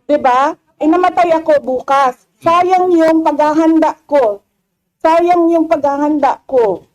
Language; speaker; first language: Filipino; non-native, local second language; Cebuano